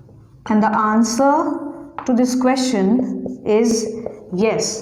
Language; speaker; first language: English; non-native, local second language; Hindi